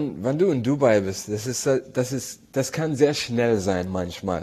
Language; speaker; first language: German; non-native, learner; Arabic